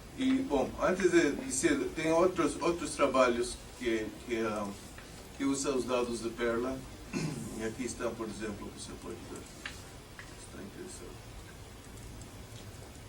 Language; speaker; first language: Portuguese; non-native, fluent; English